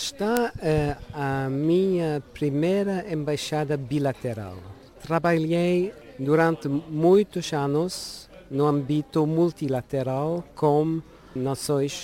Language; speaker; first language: Portuguese; non-native, learner; Luxembourgish